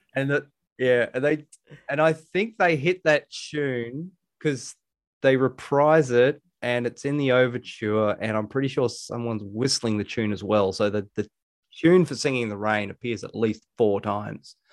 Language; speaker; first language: English; native; English